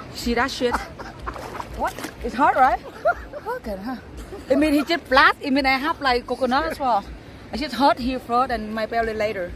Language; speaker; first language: English; non-native, learner; Vietnamese